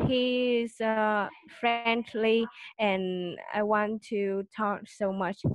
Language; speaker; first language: English; non-native, learner; Vietnamese